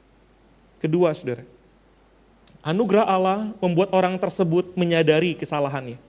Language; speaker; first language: Indonesian; native; Indonesian